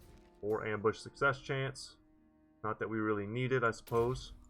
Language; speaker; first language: English; native; English